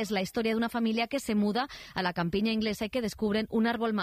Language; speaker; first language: Spanish; native; Spanish